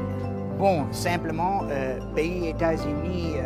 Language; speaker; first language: Haitian Creole; non-native, fluent; English